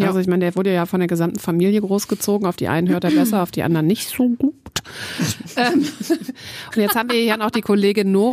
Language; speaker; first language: German; native; German